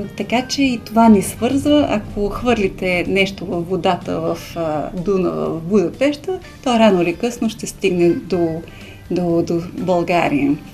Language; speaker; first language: Bulgarian; early bilingual, heritage; Hungarian